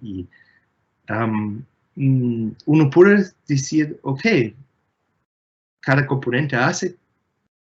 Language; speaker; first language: Spanish; non-native, fluent; German